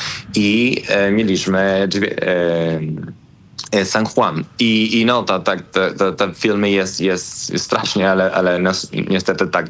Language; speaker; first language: Polish; non-native, learner; Spanish